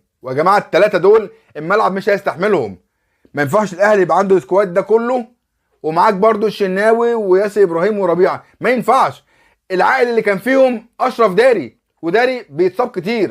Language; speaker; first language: Arabic; native; Arabic